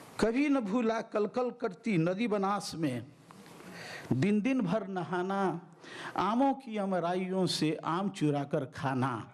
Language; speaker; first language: Hindi; native; Hindi